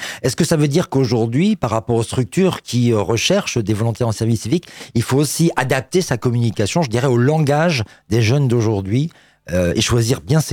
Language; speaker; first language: French; native; French